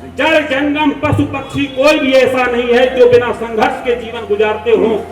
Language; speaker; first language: Hindi; native; Hindi